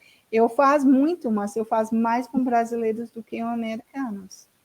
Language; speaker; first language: Portuguese; non-native, learner; English